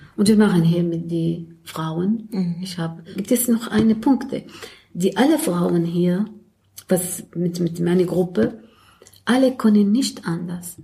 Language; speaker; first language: German; non-native, learner; Arabic